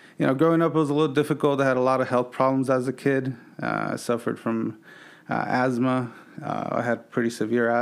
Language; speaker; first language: English; native; English